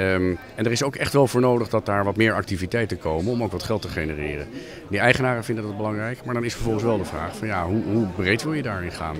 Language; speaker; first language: Dutch; native; Dutch